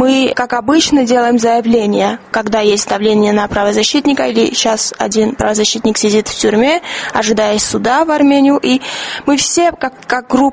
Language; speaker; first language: Russian; non-native, fluent; Georgian